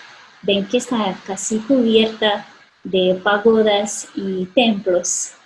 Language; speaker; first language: Spanish; non-native, fluent; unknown